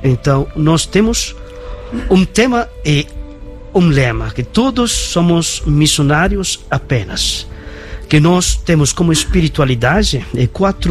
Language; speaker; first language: Portuguese; non-native, fluent; Bangla